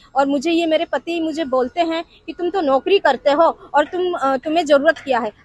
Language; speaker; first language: Hindi; non-native, local second language; Odia